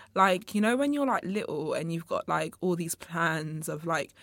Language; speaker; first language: English; native; English